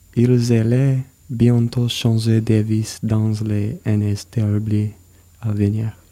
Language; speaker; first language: French; non-native, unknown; English